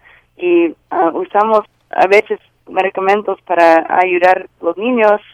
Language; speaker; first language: Spanish; non-native, learner; English